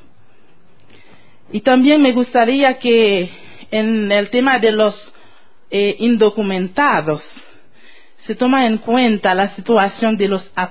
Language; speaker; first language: Spanish; non-native, fluent; Haitian Creole